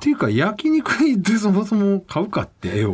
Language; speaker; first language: Japanese; native; Japanese